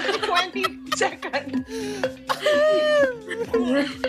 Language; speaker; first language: English; non-native, local second language; Filipino